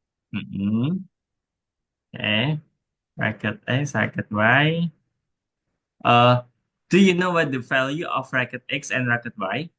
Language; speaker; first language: English; non-native, learner; Indonesian